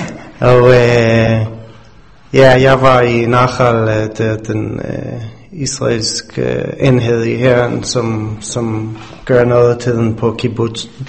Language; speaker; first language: Danish; non-native, fluent; English